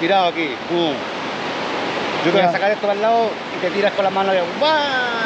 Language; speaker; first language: Spanish; native; Spanish